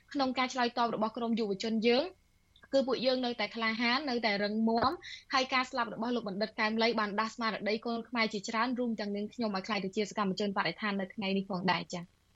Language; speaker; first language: Khmer; native; Khmer